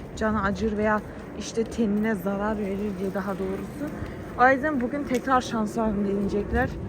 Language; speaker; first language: Turkish; early bilingual, heritage; Turkish